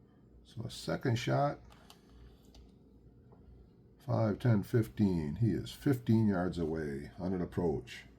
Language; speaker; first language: English; native; English